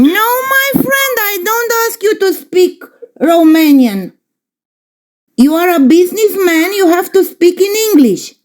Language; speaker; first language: English; non-native, fluent; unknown